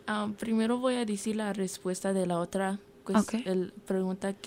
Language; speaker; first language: Spanish; early bilingual, heritage; Spanish